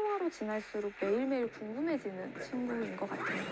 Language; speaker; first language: Korean; native; Korean